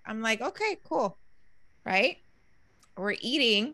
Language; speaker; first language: English; early bilingual, other home language; Spanish